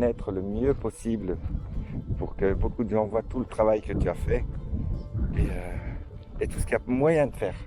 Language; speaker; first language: French; native; French